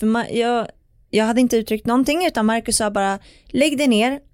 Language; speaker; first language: Swedish; native; Swedish